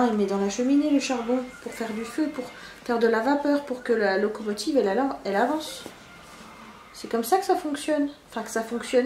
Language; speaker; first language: French; native; French